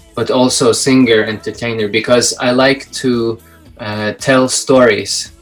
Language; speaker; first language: English; non-native, fluent; Belarusian